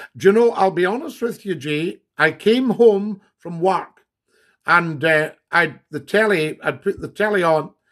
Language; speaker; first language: English; native; English